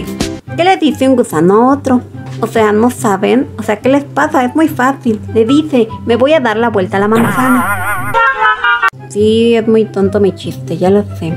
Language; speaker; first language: Spanish; native; Spanish